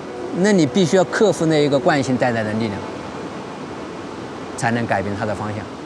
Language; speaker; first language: Chinese; native; Chinese